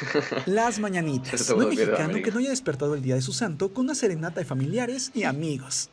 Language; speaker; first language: Spanish; native; Spanish